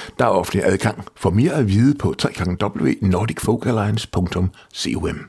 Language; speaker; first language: Danish; native; Danish